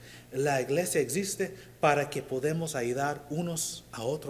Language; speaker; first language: Spanish; non-native, learner; English